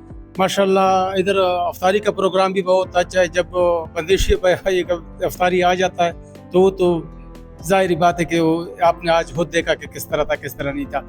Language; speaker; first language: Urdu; non-native, local second language; Pashto